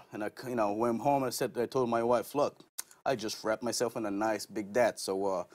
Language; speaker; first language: English; non-native, fluent; Portuguese